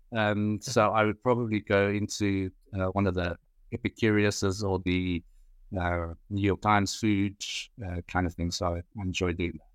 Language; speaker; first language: English; native; English